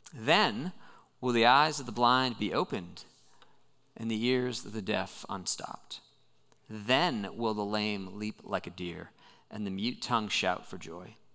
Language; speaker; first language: English; native; English